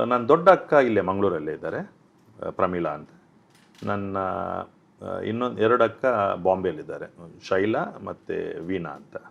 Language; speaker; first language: Kannada; non-native, local second language; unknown